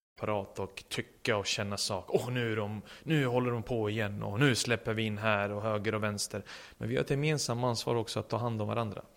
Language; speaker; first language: Swedish; early bilingual, other home language; Serbian